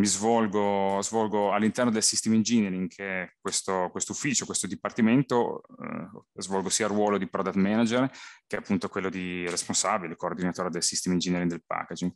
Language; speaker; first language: Italian; native; Italian